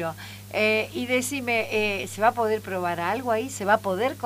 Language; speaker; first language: Spanish; native; Spanish